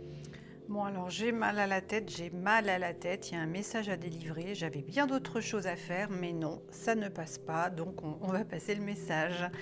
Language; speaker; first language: French; native; French